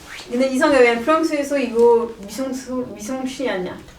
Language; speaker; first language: Korean; non-native, learner; French